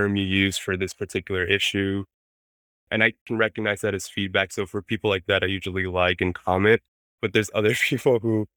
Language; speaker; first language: English; non-native, fluent; Spanish